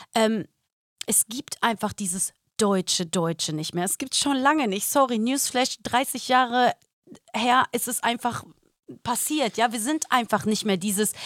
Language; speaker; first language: German; native; German